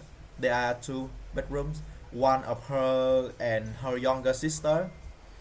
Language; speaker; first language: English; non-native, learner; Vietnamese